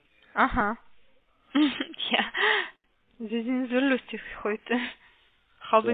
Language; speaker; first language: German; non-native, learner; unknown